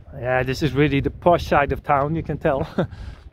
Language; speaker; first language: English; non-native, fluent; Dutch